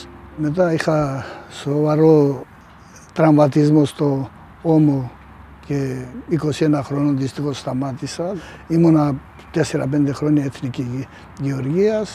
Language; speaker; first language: Greek; early bilingual, heritage; Greek